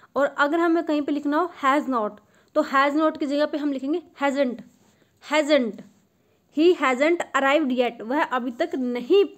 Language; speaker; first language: Hindi; native; Hindi